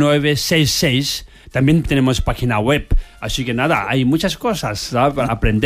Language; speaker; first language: Spanish; non-native, learner; Tibetan